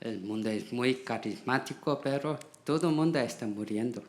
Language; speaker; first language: Spanish; non-native, learner; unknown